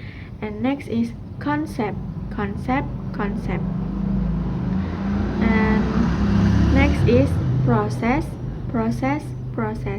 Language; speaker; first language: English; non-native, learner; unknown